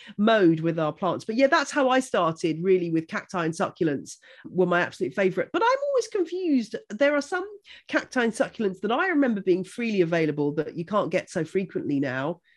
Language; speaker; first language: English; native; English